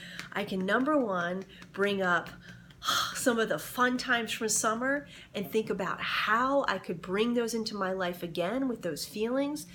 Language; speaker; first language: English; native; English